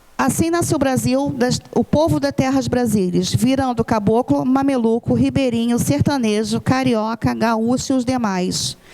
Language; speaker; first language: Portuguese; non-native, fluent; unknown